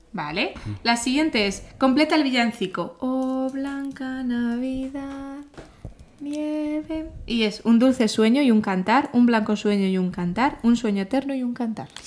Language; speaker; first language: Spanish; early bilingual, other home language; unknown